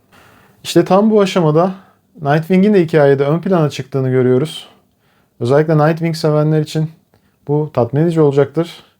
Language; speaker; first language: Turkish; native; Turkish